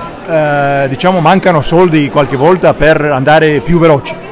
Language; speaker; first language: Italian; non-native, learner; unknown